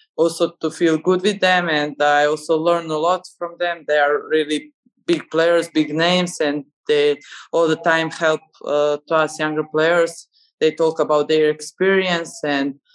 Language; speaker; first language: English; non-native, fluent; Serbian